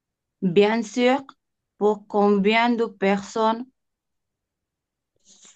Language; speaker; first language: French; non-native, learner; Bangla